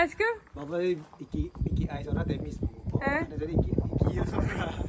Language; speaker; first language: Turkish; non-native, learner; Indonesian